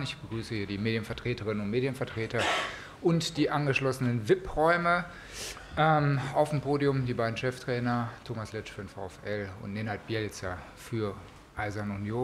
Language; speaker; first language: German; native; German